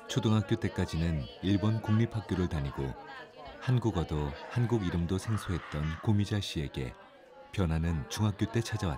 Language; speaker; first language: Korean; native; Korean